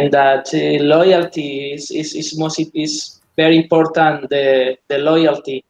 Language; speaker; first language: English; non-native, learner; Spanish